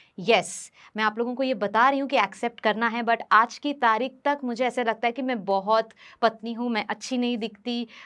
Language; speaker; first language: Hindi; non-native, local second language; Bhojpuri